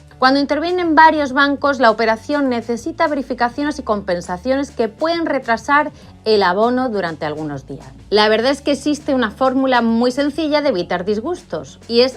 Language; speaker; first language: Spanish; native; Spanish